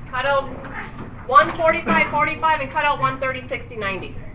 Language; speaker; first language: English; native; English